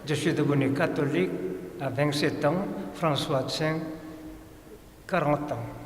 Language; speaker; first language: French; non-native, fluent; Korean